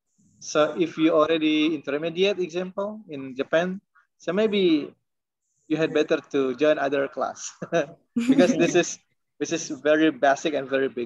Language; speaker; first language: English; non-native, learner; Indonesian